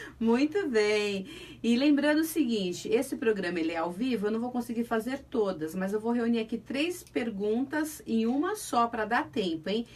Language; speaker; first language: Portuguese; native; Portuguese